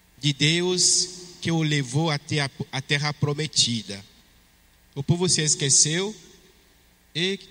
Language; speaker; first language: Portuguese; non-native, fluent; French